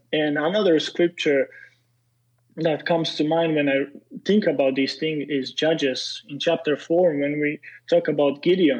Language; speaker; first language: English; non-native, fluent; Serbian